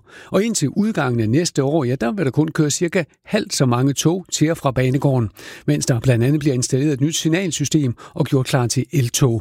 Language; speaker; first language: Danish; native; Danish